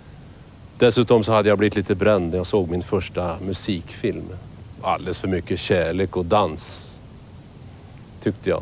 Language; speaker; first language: Swedish; native; Swedish